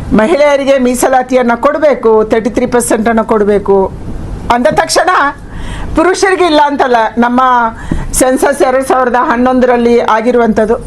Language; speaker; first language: Kannada; native; Kannada